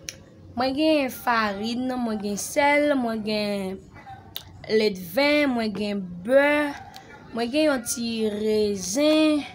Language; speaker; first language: French; non-native, learner; Haitian Creole